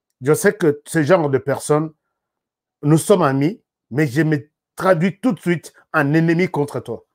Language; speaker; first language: French; non-native, local second language; Lingala